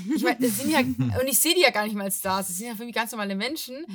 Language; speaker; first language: German; non-native, fluent; Portuguese